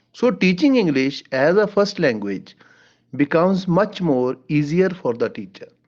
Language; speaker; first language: English; non-native, local second language; Punjabi